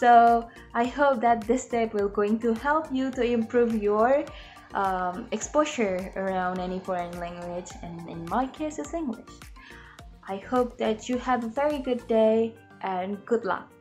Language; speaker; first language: English; non-native, learner; Indonesian